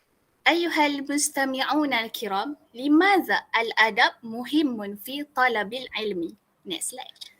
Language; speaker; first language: Arabic; non-native, learner; Malay